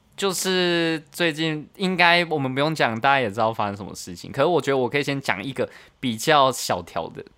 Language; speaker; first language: Chinese; native; Chinese